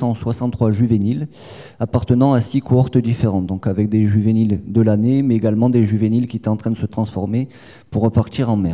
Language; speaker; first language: French; native; French